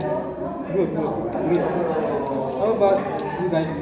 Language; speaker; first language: English; non-native, learner; Indonesian